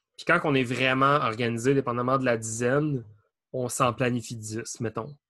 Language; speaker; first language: French; native; French